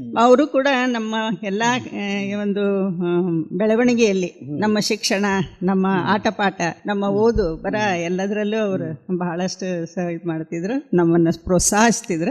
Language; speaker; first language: Kannada; non-native, local second language; Hindi